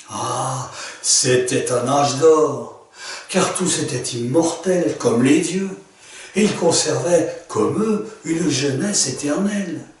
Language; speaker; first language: French; native; French